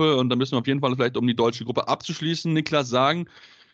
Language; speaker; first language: German; native; German